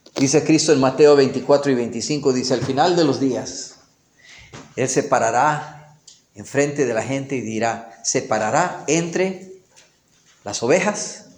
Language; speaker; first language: Spanish; non-native, fluent; English